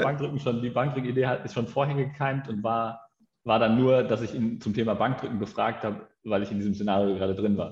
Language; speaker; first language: German; native; German